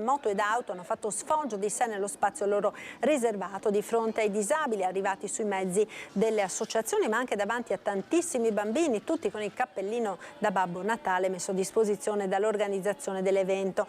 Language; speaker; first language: Italian; native; Italian